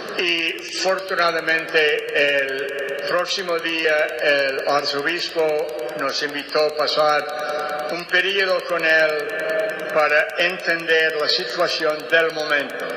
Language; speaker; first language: Spanish; non-native, fluent; English